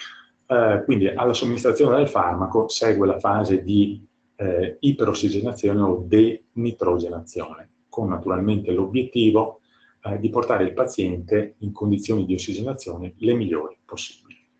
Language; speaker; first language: Italian; native; Italian